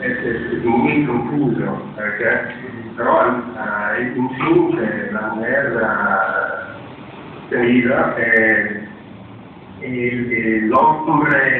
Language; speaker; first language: Spanish; non-native, learner; English